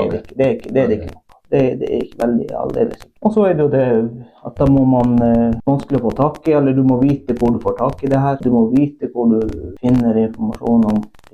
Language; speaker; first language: Norwegian; non-native, local second language; Northern Sami